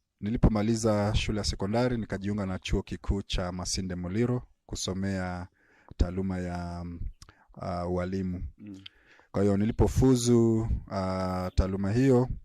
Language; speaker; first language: Swahili; non-native, local second language; Luyia